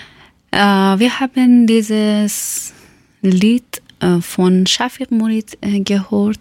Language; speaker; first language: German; non-native, learner; Persian